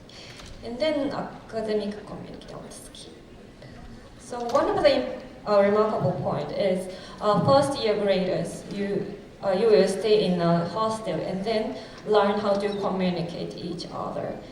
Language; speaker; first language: English; non-native, fluent; Japanese